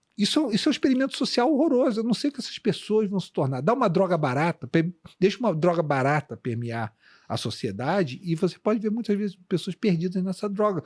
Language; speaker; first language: Portuguese; native; Portuguese